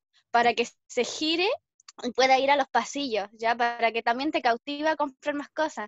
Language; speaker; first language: Spanish; native; Spanish